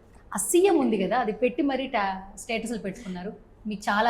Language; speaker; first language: Telugu; native; Telugu